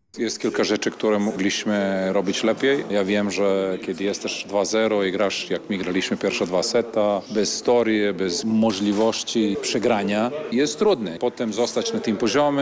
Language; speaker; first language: Polish; non-native, fluent; Serbian